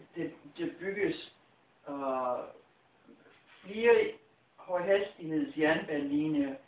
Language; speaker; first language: Danish; non-native, fluent; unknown